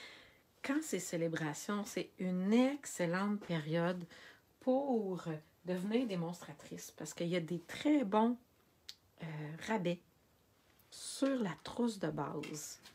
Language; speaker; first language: French; native; French